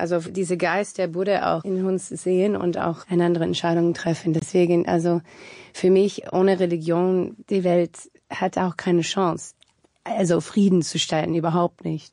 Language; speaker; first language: German; non-native, fluent; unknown